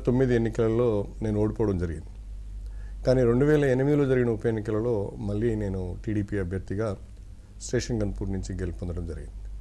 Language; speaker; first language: Telugu; native; Telugu